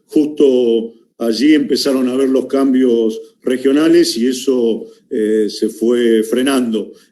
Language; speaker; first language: Spanish; native; Spanish